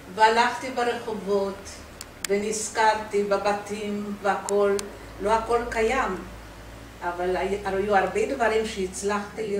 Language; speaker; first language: Hebrew; non-native, fluent; Romanian